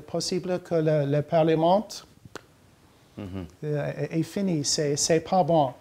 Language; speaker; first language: French; non-native, learner; English